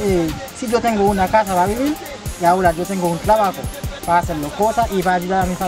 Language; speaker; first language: Spanish; non-native, learner; Haitian Creole